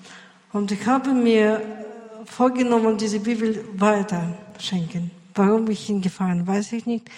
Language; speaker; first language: German; non-native, local second language; Russian